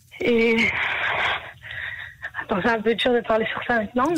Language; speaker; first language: French; early bilingual, heritage; Hebrew